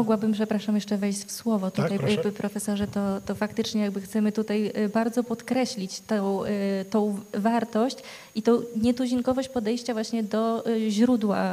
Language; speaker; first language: Polish; native; Polish